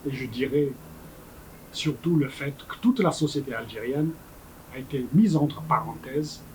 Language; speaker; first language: French; non-native, local second language; Kabyle